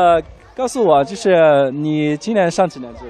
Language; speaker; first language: Chinese; native; Chinese